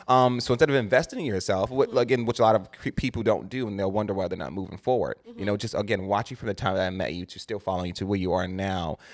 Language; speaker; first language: English; native; English